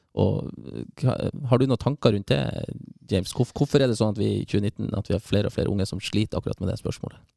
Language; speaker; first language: Norwegian; native; Norwegian